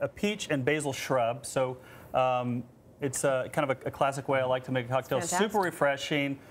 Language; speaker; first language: English; native; English